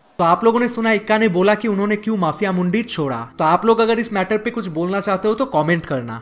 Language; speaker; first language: Hindi; non-native, local second language; Bangla